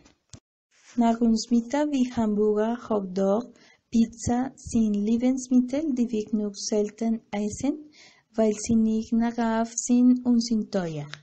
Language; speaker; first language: German; non-native, learner; Spanish